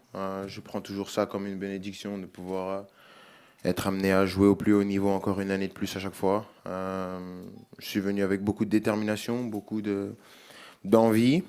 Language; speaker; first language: French; native; French